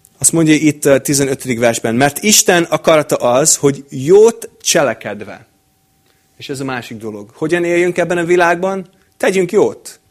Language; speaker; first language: Hungarian; non-native, fluent; English